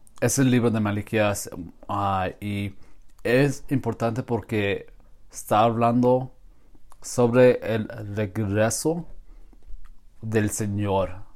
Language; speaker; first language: Spanish; non-native, learner; English